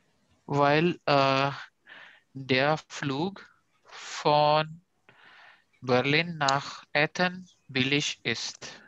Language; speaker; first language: German; non-native, learner; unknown